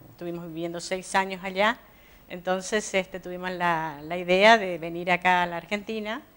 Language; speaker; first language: Spanish; native; Spanish